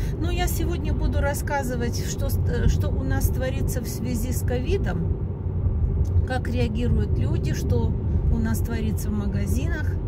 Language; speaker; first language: Russian; native; Russian